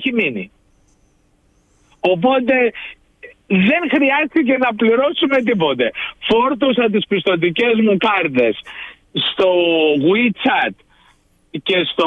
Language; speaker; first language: Greek; native; Greek